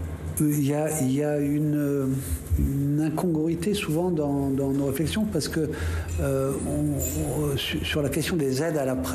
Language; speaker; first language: French; native; French